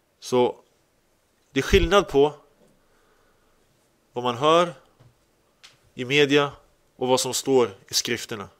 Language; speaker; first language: Swedish; early bilingual, other home language; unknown